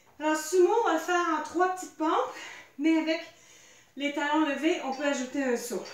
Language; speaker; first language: French; native; French